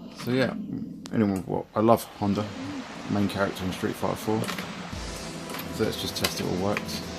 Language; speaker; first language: English; native; English